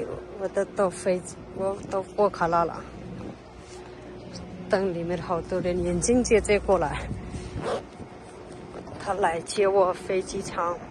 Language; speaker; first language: Chinese; non-native, learner; Nepali